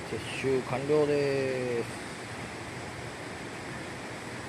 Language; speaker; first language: Japanese; native; Japanese